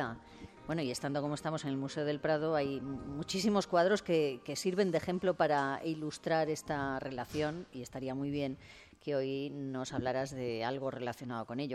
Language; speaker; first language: Spanish; native; Spanish